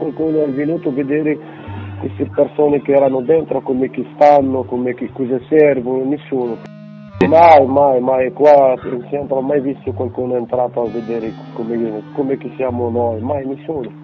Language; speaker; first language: Italian; non-native, learner; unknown